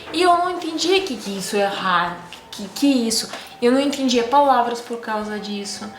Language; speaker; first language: Portuguese; non-native, fluent; Russian